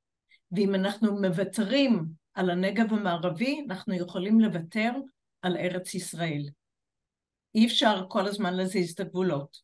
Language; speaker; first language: Hebrew; non-native, fluent; English